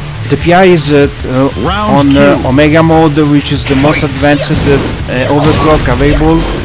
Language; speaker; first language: English; non-native, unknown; Italian